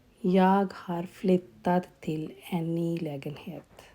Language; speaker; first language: Swedish; non-native, learner; Urdu